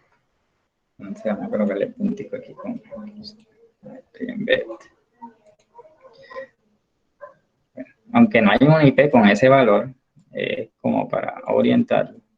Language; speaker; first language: Spanish; native; Spanish